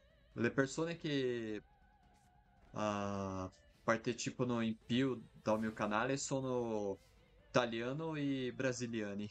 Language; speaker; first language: Italian; non-native, learner; Portuguese